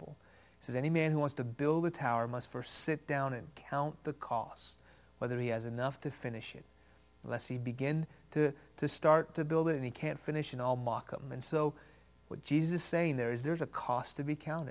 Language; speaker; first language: English; early bilingual, other home language; Persian